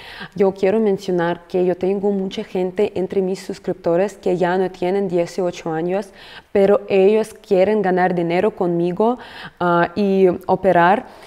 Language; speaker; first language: Spanish; non-native, fluent; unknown